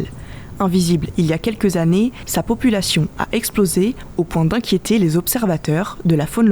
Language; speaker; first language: French; native; French